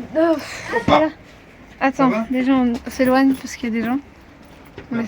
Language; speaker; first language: French; native; French